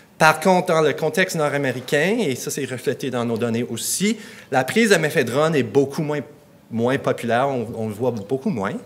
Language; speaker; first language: French; non-native, local second language; English